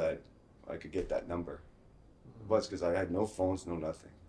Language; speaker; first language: English; native; English